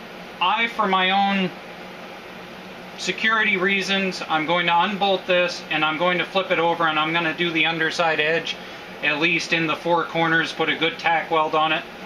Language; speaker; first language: English; native; English